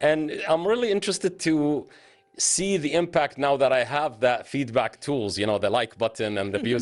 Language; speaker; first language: English; non-native, fluent; Arabic